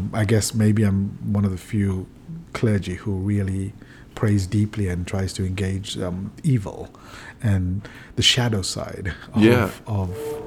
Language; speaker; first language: English; native; English